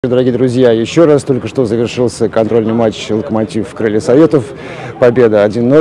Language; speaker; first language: Russian; native; Russian